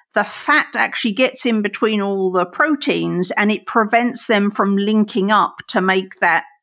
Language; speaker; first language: English; native; English